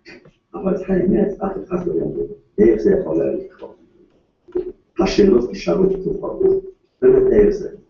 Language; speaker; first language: Hebrew; non-native, fluent; Yiddish